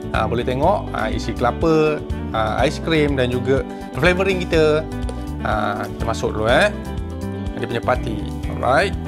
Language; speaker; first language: Malay; native; Malay